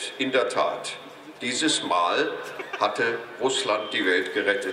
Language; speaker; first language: German; native; German